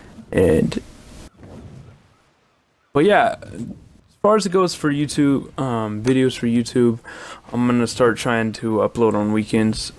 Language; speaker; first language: English; native; English